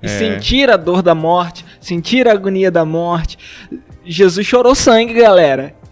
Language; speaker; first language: Portuguese; native; Portuguese